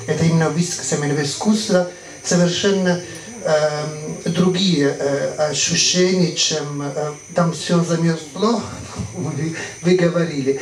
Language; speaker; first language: Russian; non-native, fluent; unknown